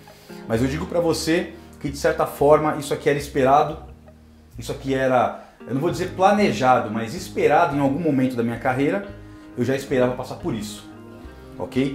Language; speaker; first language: Portuguese; native; Portuguese